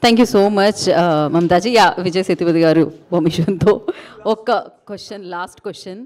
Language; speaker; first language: Telugu; native; Telugu